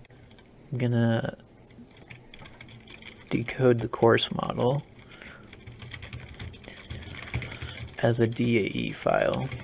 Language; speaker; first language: English; native; English